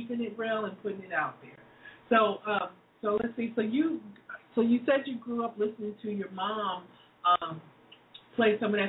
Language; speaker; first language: English; native; English